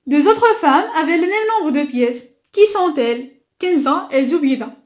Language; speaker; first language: French; non-native, local second language; Arabic